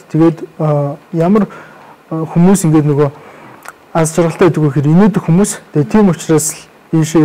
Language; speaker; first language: Mongolian; native; Mongolian